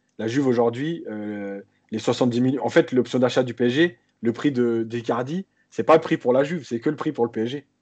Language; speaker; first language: French; native; French